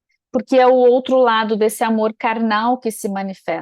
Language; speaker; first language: Portuguese; native; Portuguese